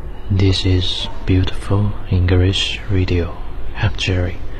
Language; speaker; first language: English; non-native, fluent; Chinese